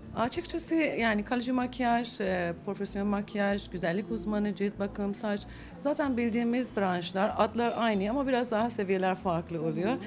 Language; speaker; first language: Turkish; non-native, fluent; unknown